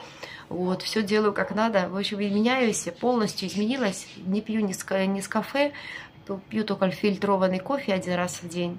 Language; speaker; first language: Russian; native; Russian